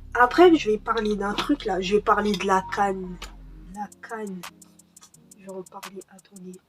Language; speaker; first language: French; early bilingual, other home language; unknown